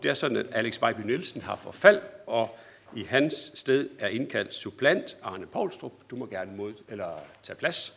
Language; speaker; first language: Danish; native; Danish